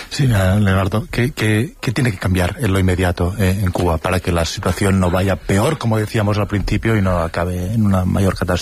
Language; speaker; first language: Spanish; native; Spanish